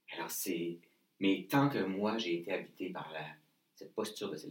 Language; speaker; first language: French; native; French